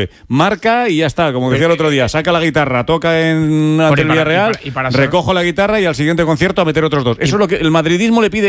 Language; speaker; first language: Spanish; native; Spanish